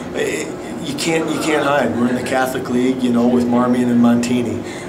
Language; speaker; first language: English; native; English